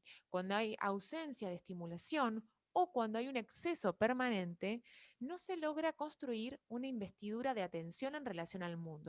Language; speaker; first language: Spanish; native; Spanish